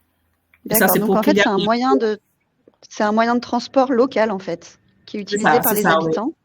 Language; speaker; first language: French; native; French